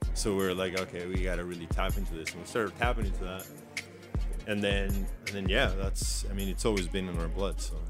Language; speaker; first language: English; early bilingual, other home language; Spanish